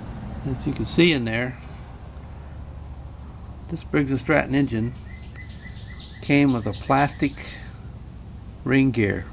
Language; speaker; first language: English; native; English